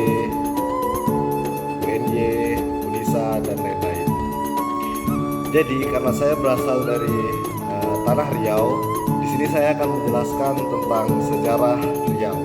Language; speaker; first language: Indonesian; non-native, local second language; Malay